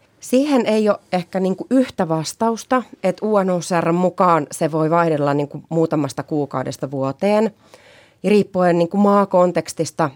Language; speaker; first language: Finnish; native; Finnish